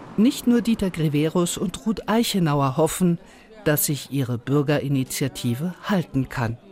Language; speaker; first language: German; native; German